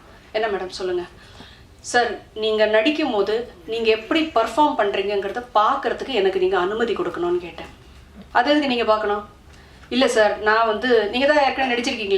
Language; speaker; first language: Tamil; native; Tamil